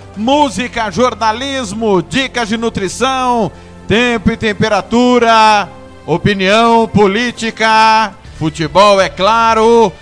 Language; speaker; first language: Portuguese; native; Portuguese